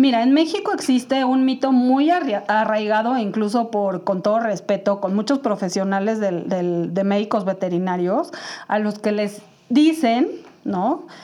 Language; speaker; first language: Spanish; native; Spanish